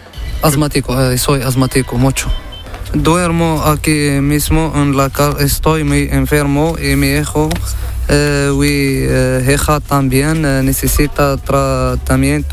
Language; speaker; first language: Spanish; non-native, learner; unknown